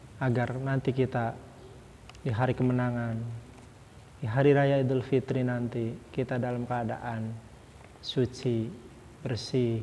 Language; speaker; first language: Indonesian; native; Indonesian